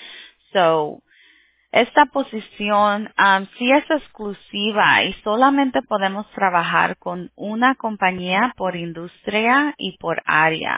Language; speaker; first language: Spanish; early bilingual, heritage; Spanish